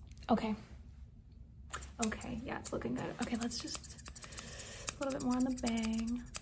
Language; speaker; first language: English; native; English